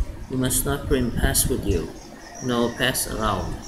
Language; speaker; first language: English; non-native, fluent; Vietnamese